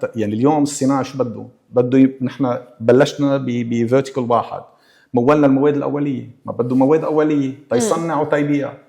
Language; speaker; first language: Arabic; early bilingual, heritage; Arabic